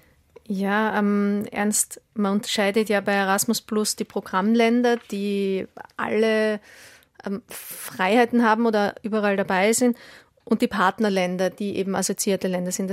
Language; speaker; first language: German; native; German